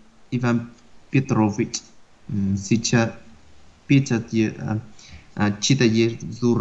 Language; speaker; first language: Russian; non-native, learner; Vietnamese